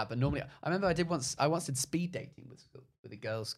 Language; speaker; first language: English; native; English